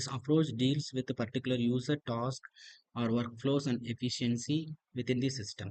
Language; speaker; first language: English; non-native, local second language; Tamil